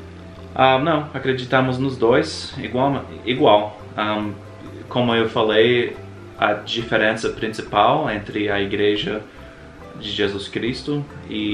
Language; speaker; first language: Portuguese; non-native, fluent; English